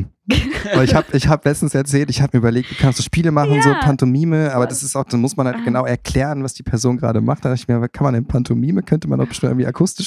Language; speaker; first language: German; native; German